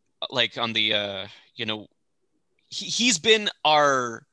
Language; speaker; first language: English; early bilingual, other home language; Spanish